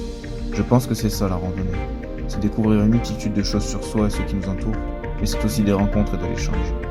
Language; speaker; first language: French; native; French